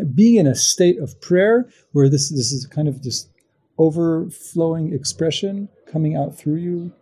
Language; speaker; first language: English; native; English